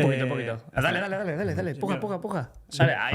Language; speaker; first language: Spanish; native; Spanish